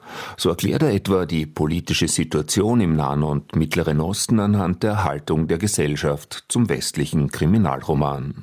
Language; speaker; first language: German; native; German